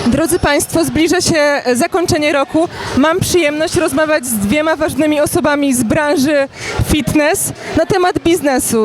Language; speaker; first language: Polish; native; Polish